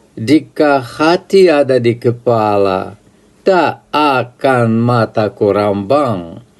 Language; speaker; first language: Indonesian; non-native, fluent; Russian